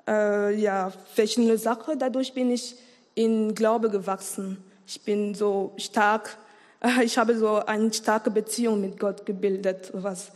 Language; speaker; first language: German; non-native, learner; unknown